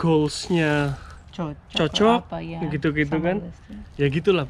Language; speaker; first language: Indonesian; native; Indonesian